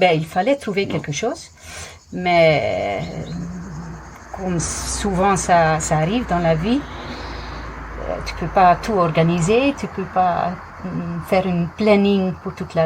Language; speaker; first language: French; non-native, fluent; Dutch